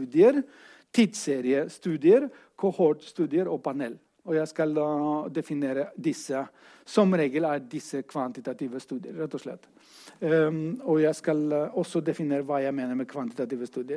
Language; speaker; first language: Norwegian; non-native, fluent; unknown